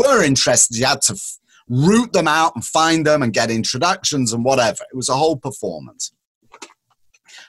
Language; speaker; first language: English; native; English